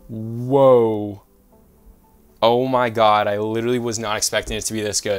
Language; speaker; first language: English; native; English